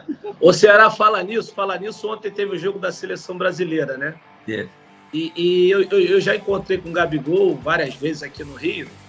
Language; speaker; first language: Portuguese; native; Portuguese